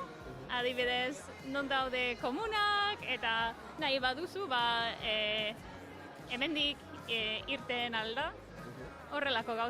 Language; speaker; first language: Basque; non-native, fluent; English